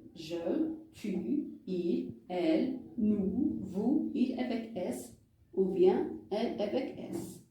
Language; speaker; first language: French; non-native, local second language; Arabic